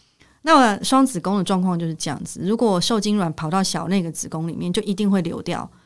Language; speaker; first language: Chinese; native; Chinese